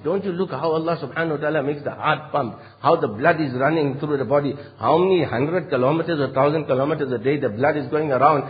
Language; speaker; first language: English; native; English